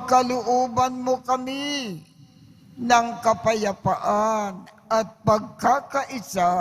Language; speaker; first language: Filipino; native; Filipino